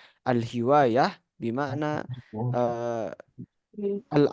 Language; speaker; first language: Arabic; non-native, fluent; Indonesian